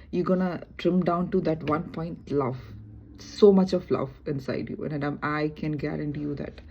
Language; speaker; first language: English; non-native, local second language; Malayalam